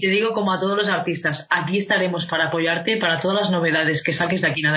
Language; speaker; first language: Spanish; native; Spanish